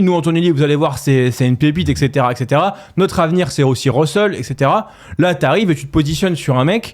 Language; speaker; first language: French; native; French